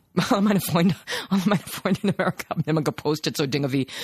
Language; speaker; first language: German; non-native, fluent; English